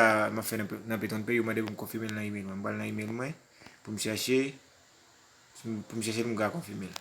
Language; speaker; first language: French; non-native, learner; Haitian Creole